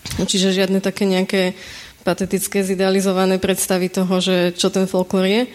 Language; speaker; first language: Slovak; native; Slovak